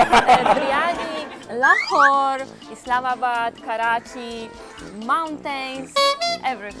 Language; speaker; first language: Hindi; non-native, learner; Polish